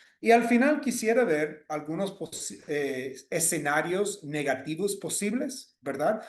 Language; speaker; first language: Spanish; non-native, fluent; English